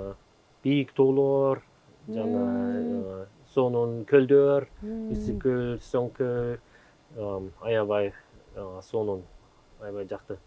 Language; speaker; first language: Kyrgyz; non-native, learner; German